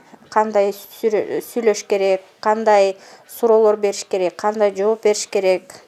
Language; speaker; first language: Kyrgyz; non-native, learner; Russian